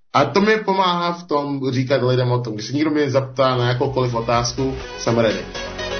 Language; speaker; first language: Czech; early bilingual, heritage; Czech